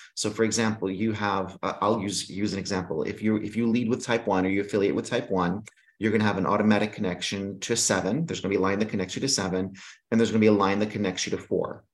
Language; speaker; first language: English; early bilingual, other home language; Greek